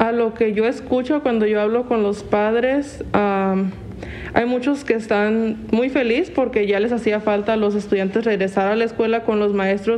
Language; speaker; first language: Spanish; native; Spanish